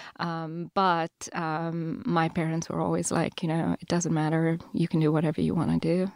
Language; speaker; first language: English; non-native, local second language; Telugu